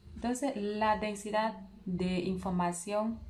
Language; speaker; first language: Spanish; non-native, learner; Vietnamese